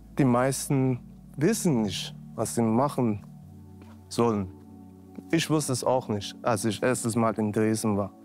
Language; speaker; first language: German; non-native, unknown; Persian